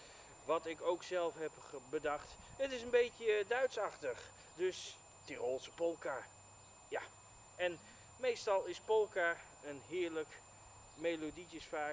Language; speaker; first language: Dutch; native; Dutch